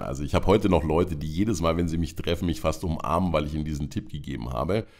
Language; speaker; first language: German; native; German